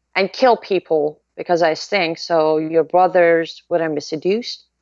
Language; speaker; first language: English; non-native, fluent; Persian